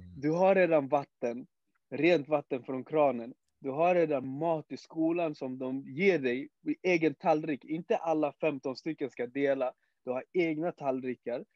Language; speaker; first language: Swedish; early bilingual, other home language; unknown